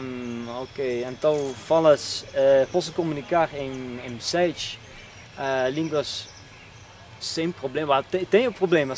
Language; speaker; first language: Portuguese; non-native, learner; Dutch